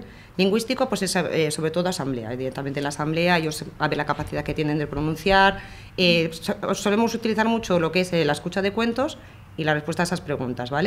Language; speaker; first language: Spanish; native; Spanish